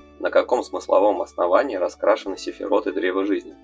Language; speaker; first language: Russian; native; Russian